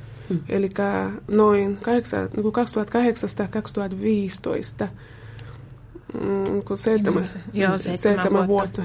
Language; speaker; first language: Finnish; non-native, fluent; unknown